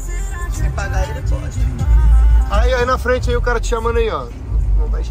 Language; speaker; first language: Portuguese; native; Portuguese